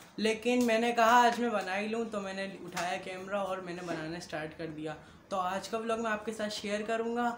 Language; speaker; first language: Hindi; native; Hindi